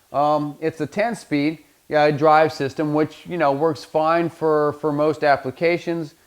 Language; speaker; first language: English; native; English